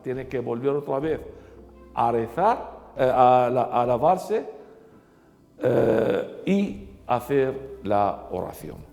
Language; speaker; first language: Spanish; non-native, fluent; Arabic